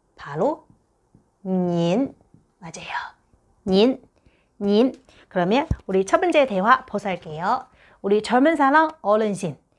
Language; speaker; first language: Korean; non-native, fluent; Chinese